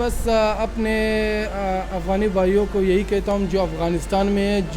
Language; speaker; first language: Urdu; non-native, local second language; Pashto